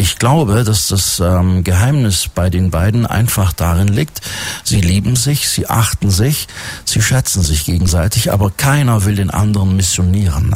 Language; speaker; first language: German; native; German